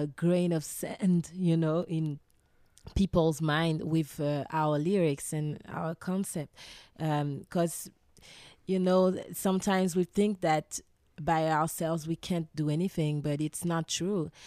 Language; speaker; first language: English; non-native, fluent; French